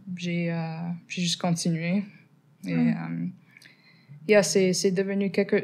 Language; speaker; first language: French; non-native, fluent; English